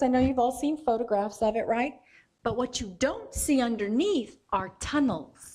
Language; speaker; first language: English; native; English